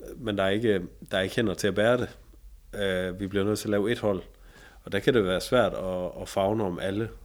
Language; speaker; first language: Danish; native; Danish